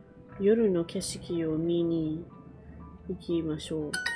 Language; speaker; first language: Japanese; non-native, learner; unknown